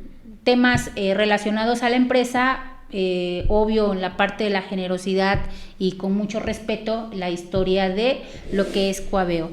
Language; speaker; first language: Spanish; native; Spanish